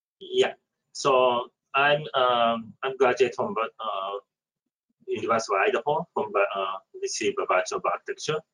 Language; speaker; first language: English; non-native, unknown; Japanese